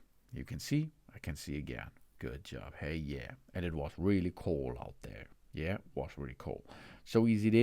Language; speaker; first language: English; non-native, fluent; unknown